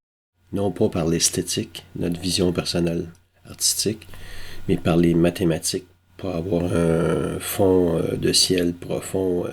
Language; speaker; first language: French; native; French